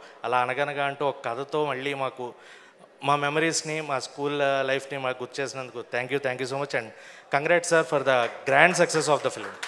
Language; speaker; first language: Telugu; native; Telugu